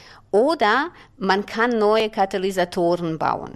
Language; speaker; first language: German; non-native, fluent; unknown